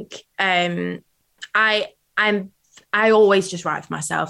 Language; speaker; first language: English; native; English